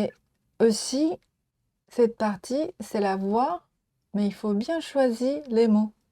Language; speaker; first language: French; non-native, learner; Japanese